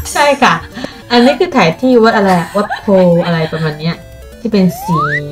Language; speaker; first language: Thai; non-native, fluent; Chinese